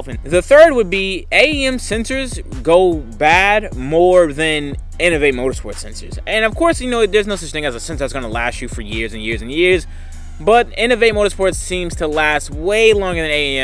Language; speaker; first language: English; native; English